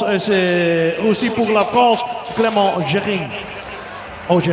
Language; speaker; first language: French; non-native, local second language; Dutch